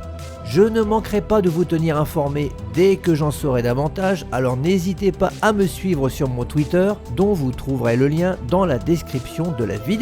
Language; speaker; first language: French; native; French